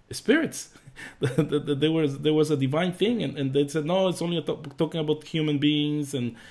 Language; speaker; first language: English; early bilingual, other home language; Spanish